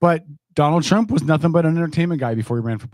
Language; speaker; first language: English; native; English